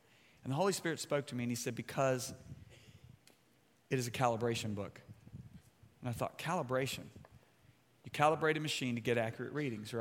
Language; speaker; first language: English; native; English